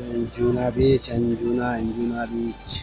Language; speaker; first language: Hindi; native; Hindi